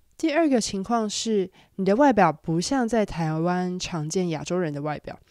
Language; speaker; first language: Chinese; native; Chinese